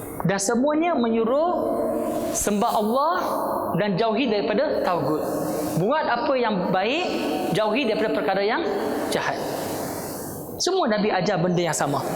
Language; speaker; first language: Malay; non-native, local second language; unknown